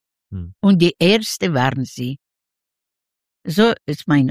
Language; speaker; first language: German; non-native, learner; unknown